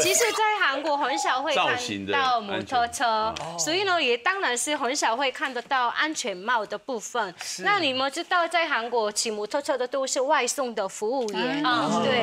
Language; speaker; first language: Chinese; non-native, fluent; Korean